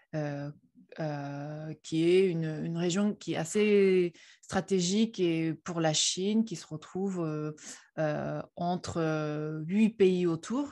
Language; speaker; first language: French; non-native, fluent; Uyghur